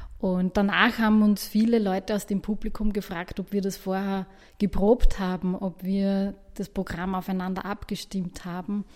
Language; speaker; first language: German; native; German